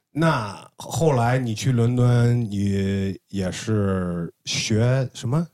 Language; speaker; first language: Chinese; native; Chinese